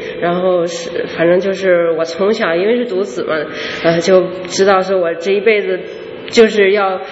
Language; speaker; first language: Chinese; native; Chinese